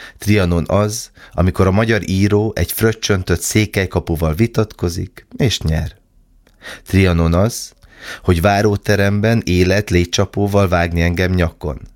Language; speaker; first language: Hungarian; native; Hungarian